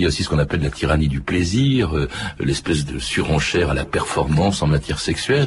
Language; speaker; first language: French; native; French